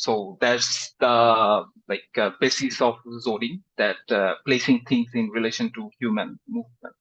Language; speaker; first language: English; non-native, fluent; Bangla